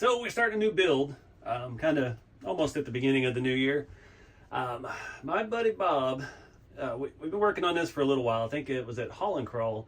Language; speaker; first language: English; native; English